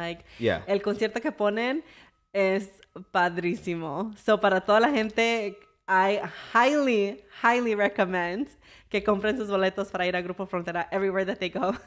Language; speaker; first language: Spanish; early bilingual, heritage; English